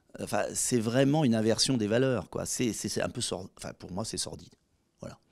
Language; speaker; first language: French; native; French